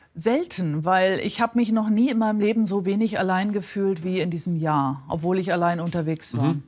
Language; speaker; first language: German; native; German